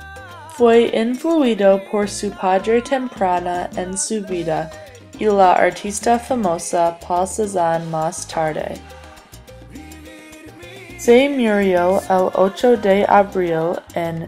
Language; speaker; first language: Spanish; non-native, learner; English